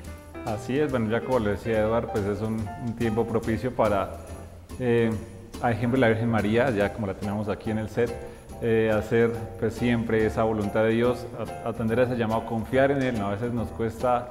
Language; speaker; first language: Spanish; native; Spanish